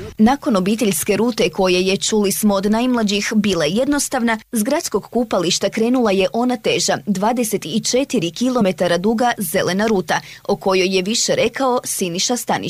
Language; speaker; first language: Serbian; native; Serbian